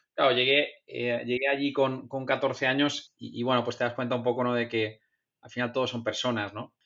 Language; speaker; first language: Spanish; native; Spanish